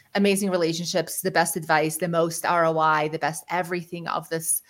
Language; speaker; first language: English; early bilingual, other home language; Ukrainian